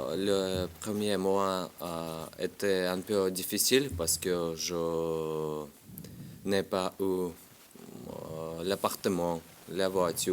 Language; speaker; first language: French; non-native, learner; Russian